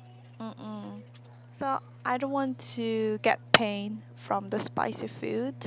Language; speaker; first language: English; non-native, learner; Korean